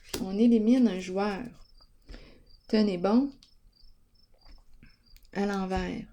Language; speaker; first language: French; native; French